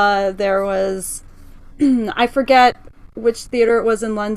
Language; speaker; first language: English; native; English